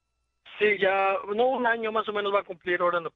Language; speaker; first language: Spanish; native; Spanish